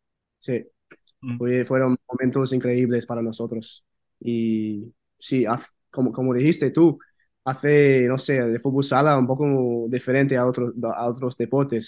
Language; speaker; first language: Spanish; non-native, fluent; English